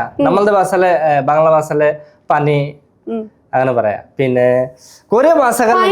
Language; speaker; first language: Malayalam; non-native, local second language; Bangla